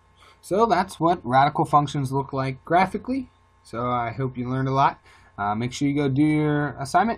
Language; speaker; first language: English; native; English